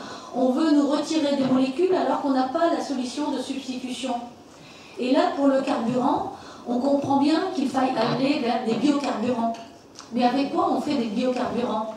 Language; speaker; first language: French; native; French